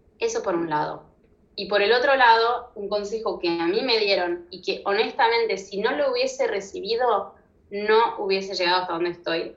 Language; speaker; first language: Spanish; native; Spanish